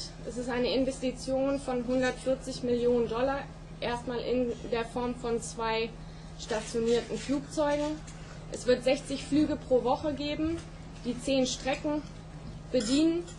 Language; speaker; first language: German; native; German